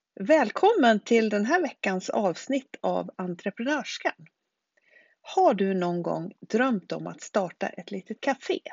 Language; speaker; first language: Swedish; native; Swedish